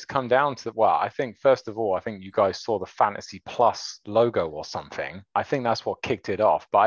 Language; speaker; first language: English; native; English